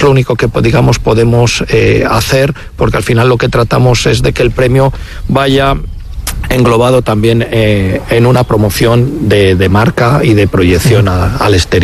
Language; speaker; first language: Spanish; native; Spanish